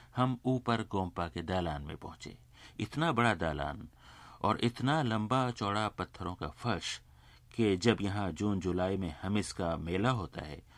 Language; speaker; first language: Urdu; native; Urdu